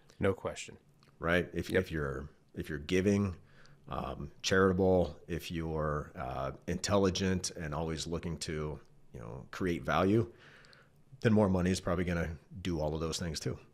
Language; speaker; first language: English; native; English